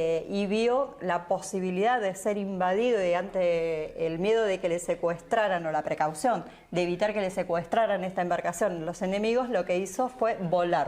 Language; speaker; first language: Spanish; native; Spanish